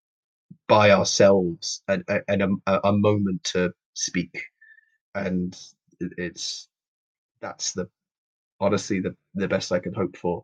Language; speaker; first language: English; native; English